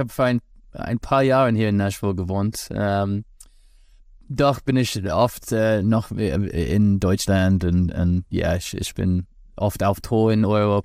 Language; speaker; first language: German; non-native, learner; English